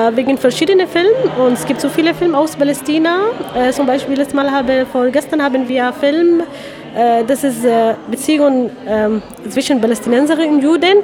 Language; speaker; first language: German; non-native, learner; Arabic